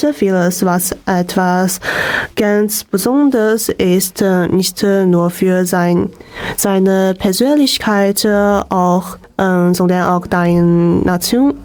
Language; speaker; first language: German; non-native, learner; Chinese